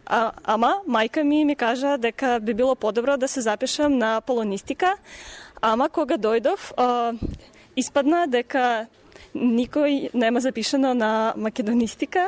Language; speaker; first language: Macedonian; non-native, fluent; Russian